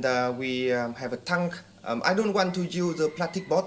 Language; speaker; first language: English; non-native, fluent; Vietnamese